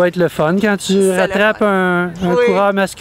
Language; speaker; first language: French; native; French